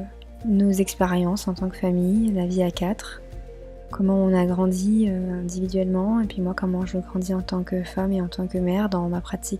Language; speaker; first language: French; native; French